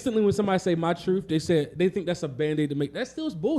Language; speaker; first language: English; native; English